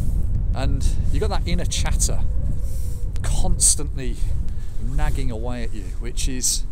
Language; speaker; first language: English; native; English